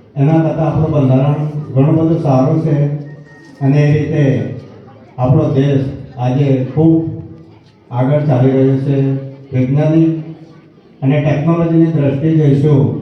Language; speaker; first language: Gujarati; native; Gujarati